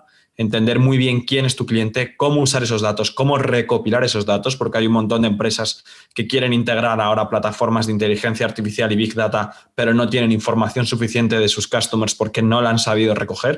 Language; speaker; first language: Spanish; native; Spanish